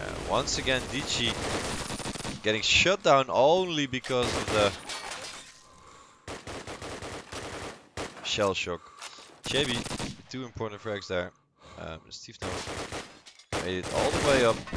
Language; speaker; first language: English; non-native, fluent; Dutch